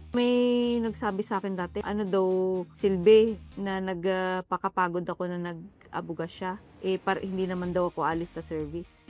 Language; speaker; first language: Filipino; non-native, local second language; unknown